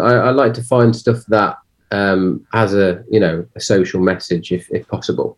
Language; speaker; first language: English; native; English